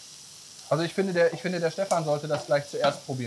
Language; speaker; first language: German; native; German